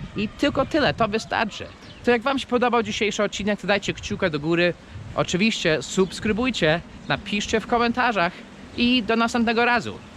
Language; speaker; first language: Polish; non-native, fluent; English